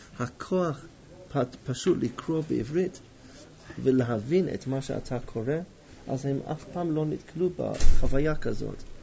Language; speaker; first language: Hebrew; non-native, fluent; English